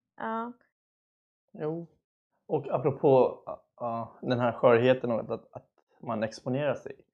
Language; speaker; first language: Swedish; early bilingual, other home language; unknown